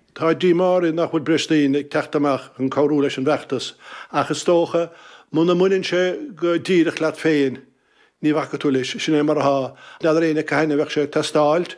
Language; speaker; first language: Irish; native; Irish